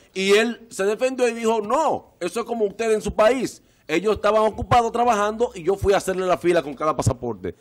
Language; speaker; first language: Spanish; native; Spanish